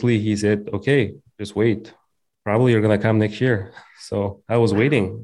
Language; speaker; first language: English; non-native, fluent; Kazakh